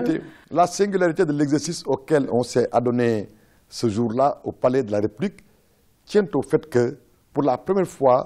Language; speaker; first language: French; non-native, local second language; Wolof